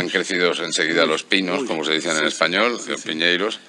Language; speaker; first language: Spanish; native; Spanish